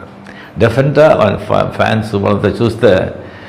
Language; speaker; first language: Telugu; non-native, local second language; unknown